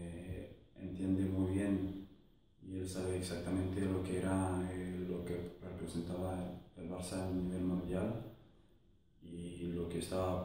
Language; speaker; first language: Spanish; non-native, fluent; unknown